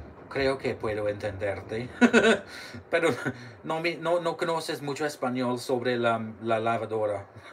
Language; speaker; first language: Spanish; non-native, learner; English